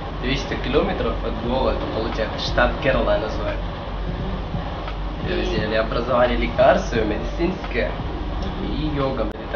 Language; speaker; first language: Russian; non-native, learner; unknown